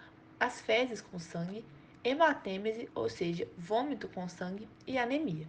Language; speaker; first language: Portuguese; native; Portuguese